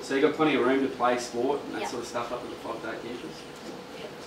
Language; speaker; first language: English; native; English